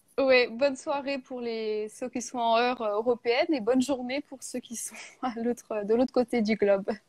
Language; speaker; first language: French; native; French